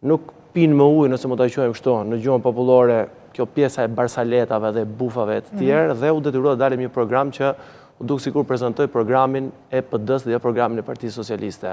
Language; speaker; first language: Albanian; native; Albanian